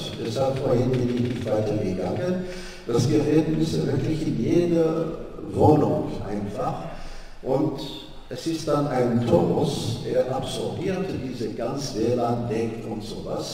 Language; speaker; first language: German; non-native, fluent; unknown